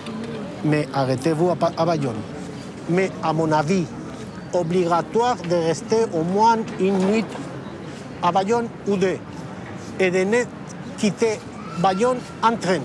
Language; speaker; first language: French; non-native, fluent; Spanish